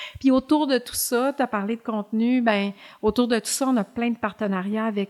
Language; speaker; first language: French; native; French